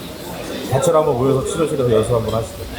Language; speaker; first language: Korean; native; Korean